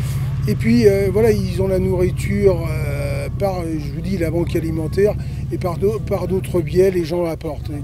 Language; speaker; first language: French; native; French